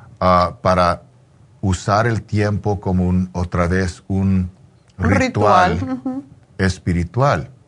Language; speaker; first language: Spanish; early bilingual, heritage; English